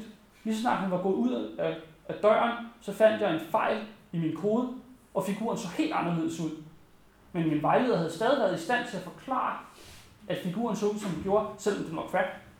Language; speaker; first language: Danish; native; Danish